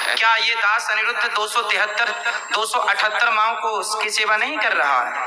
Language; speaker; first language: Hindi; native; Hindi